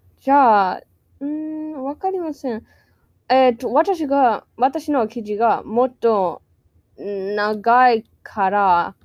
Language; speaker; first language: Japanese; non-native, learner; English